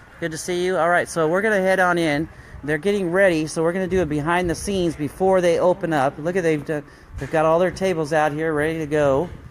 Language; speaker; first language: English; native; English